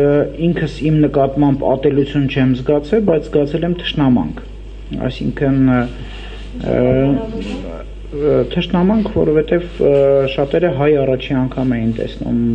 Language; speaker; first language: Armenian; native; Armenian